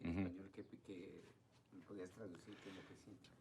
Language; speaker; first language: Spanish; native; Spanish